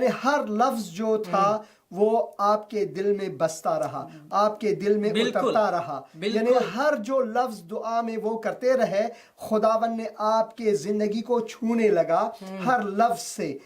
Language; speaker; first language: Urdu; non-native, fluent; Persian